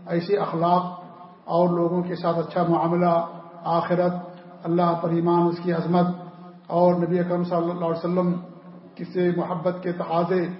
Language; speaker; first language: Urdu; native; Urdu